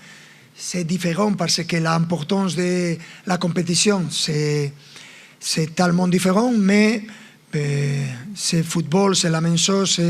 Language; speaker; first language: French; non-native, fluent; Spanish